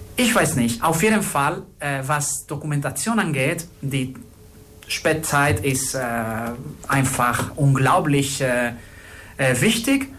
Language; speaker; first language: German; non-native, fluent; Spanish